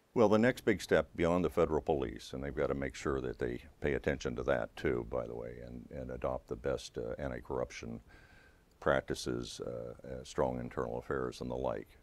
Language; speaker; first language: English; native; English